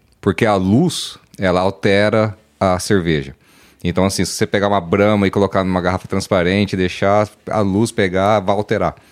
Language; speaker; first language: Portuguese; native; Portuguese